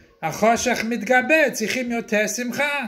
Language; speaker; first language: Hebrew; non-native, fluent; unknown